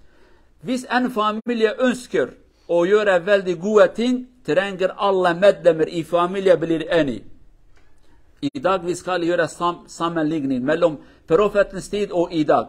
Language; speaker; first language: Norwegian; non-native, learner; Kurdish